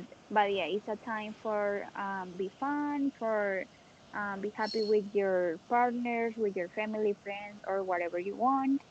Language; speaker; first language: English; non-native, learner; Spanish